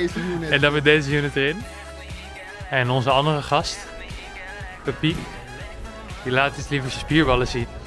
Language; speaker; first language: Dutch; native; Dutch